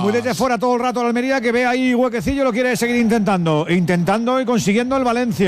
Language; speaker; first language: Spanish; native; Spanish